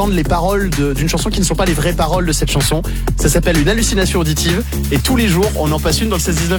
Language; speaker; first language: French; native; French